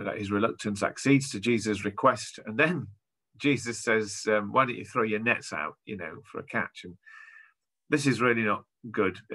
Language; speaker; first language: English; native; English